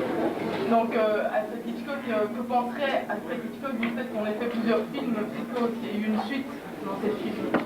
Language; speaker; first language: French; native; French